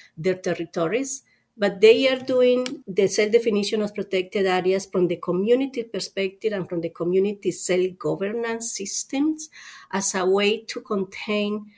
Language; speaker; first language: English; non-native, fluent; Spanish